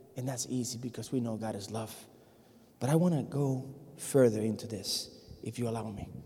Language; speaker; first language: English; non-native, fluent; Spanish